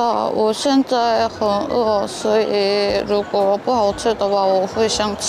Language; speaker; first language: Chinese; non-native, fluent; Korean